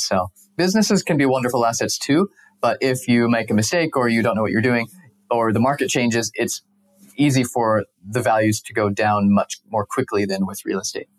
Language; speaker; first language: English; native; English